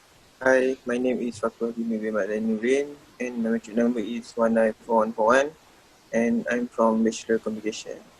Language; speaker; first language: English; non-native, learner; Malay